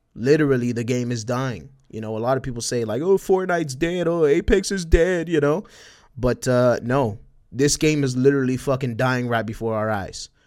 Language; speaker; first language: English; early bilingual, other home language; Spanish